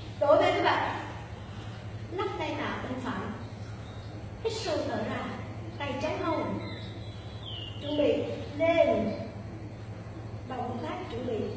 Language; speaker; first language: Vietnamese; native; Vietnamese